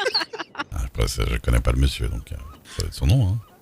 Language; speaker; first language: French; native; French